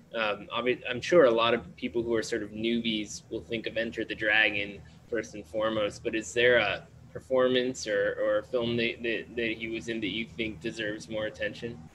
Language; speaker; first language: English; native; English